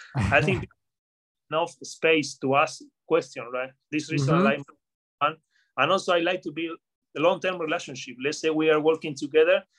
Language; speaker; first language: English; non-native, fluent; Spanish